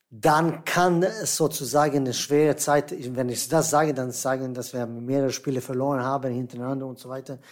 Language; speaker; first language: German; non-native, fluent; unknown